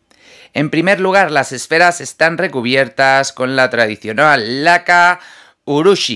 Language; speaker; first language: Spanish; native; Spanish